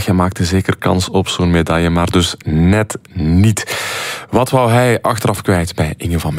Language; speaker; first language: Dutch; native; Dutch